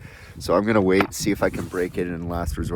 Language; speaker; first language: English; native; English